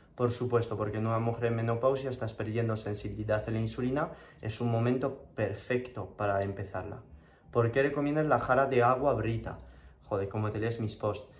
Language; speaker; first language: Spanish; non-native, fluent; French